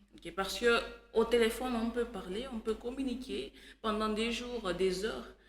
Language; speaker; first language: French; non-native, local second language; Swahili